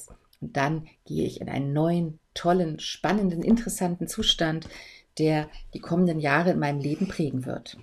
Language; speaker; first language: German; native; German